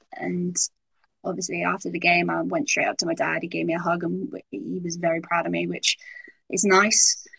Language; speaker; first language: English; native; English